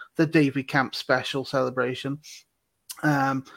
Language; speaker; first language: English; native; English